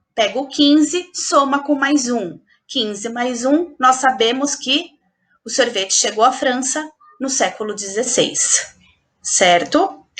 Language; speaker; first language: Portuguese; native; Portuguese